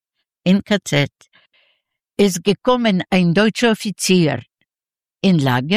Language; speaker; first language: German; early bilingual, other home language; Yiddish